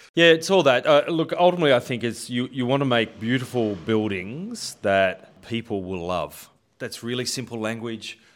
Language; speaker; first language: English; native; English